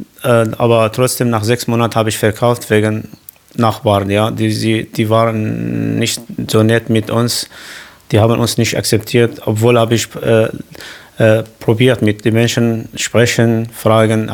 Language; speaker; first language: German; non-native, learner; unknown